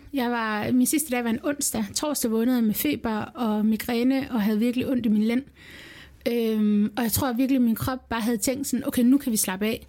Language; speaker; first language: Danish; early bilingual, other home language; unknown